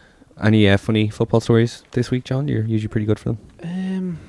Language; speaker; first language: English; native; English